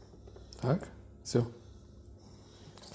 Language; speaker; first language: Russian; early bilingual, heritage; Russian